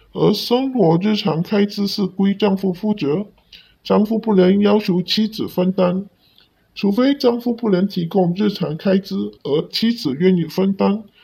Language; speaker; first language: Chinese; non-native, local second language; Cantonese